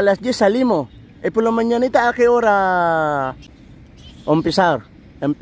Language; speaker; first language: Spanish; non-native, learner; Filipino